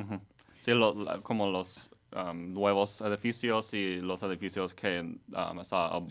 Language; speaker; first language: Spanish; non-native, learner; English